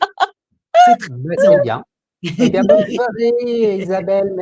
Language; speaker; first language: French; native; French